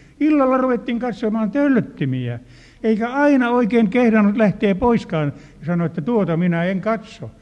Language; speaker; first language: Finnish; native; Finnish